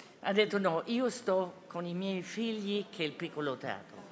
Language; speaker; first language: Italian; non-native, fluent; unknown